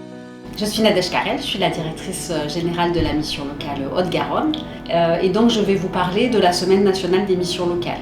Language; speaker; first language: French; native; French